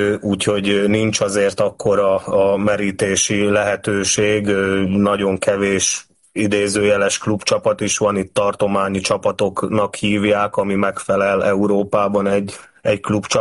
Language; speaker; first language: Hungarian; native; Hungarian